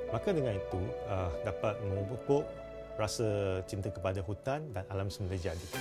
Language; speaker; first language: Malay; non-native, local second language; Chinese